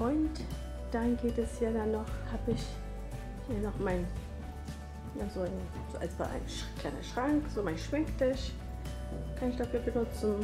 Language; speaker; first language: German; non-native, fluent; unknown